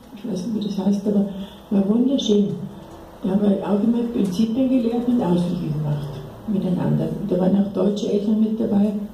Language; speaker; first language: German; native; German